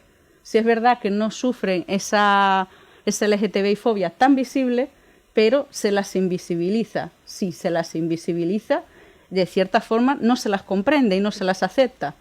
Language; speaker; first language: Spanish; native; Spanish